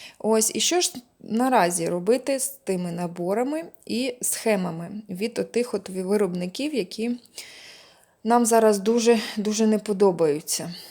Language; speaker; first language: Ukrainian; non-native, local second language; Russian